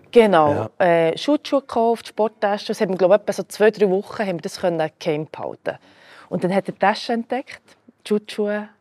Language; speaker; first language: German; early bilingual, other home language; Croatian